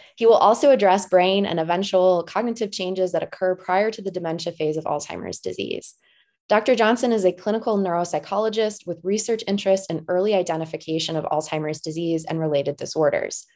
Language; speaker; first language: English; native; English